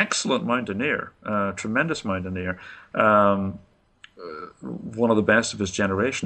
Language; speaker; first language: English; native; English